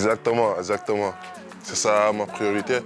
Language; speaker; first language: French; non-native, local second language; Wolof